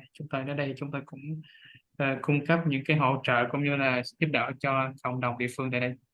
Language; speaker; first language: Vietnamese; native; Vietnamese